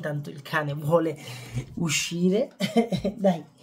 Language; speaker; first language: Italian; native; Italian